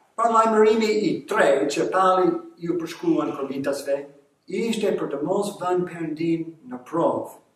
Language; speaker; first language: Albanian; non-native, fluent; English